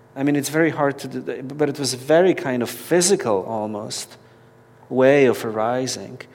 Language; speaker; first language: English; non-native, fluent; Polish